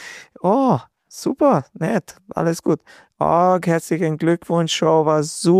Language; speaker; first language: German; non-native, fluent; Hungarian